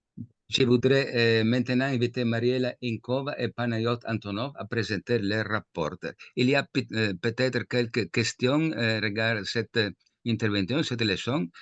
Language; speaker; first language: French; non-native, fluent; Italian